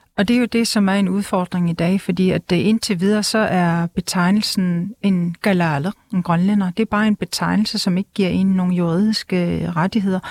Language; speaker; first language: Danish; non-native, local second language; Kalaallisut